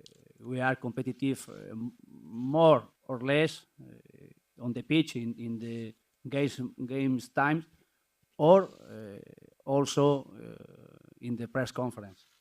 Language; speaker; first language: English; non-native, learner; Spanish